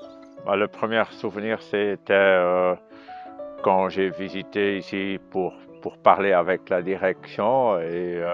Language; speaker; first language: French; non-native, fluent; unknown